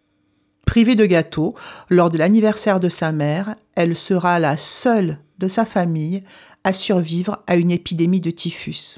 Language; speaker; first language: French; native; French